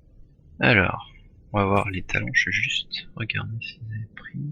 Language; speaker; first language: French; native; French